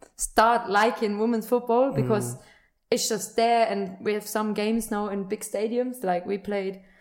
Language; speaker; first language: English; non-native, fluent; German